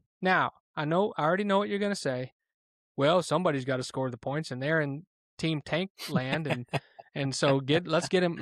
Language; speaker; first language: English; native; English